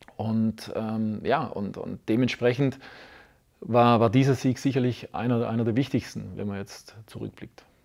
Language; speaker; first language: German; native; German